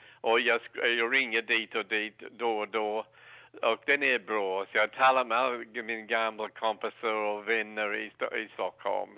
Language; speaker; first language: Swedish; non-native, learner; English